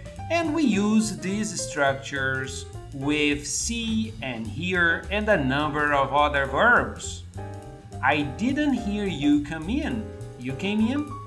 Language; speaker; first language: English; non-native, fluent; Portuguese